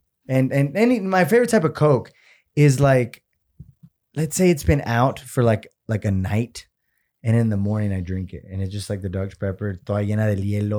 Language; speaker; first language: English; early bilingual, other home language; Spanish